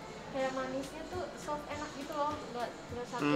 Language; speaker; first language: Indonesian; native; Indonesian